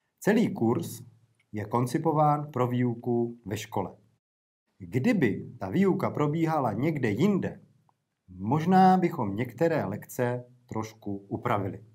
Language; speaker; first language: Czech; native; Czech